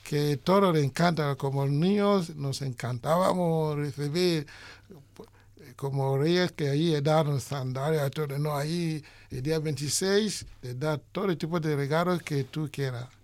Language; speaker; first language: Spanish; non-native, learner; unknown